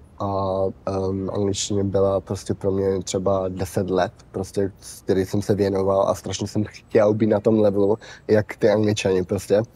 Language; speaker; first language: Czech; early bilingual, heritage; Czech